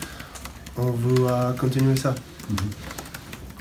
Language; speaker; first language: French; non-native, learner; English